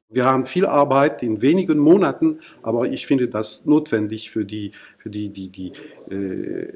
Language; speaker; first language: German; non-native, fluent; French